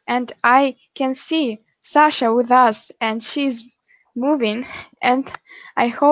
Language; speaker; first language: English; non-native, fluent; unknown